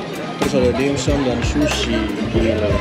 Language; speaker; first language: Indonesian; native; Indonesian